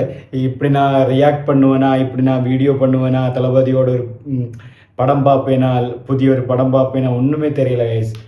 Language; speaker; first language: Tamil; non-native, local second language; Malayalam